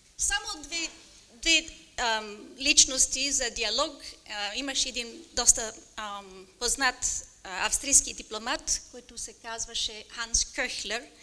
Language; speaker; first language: Bulgarian; non-native, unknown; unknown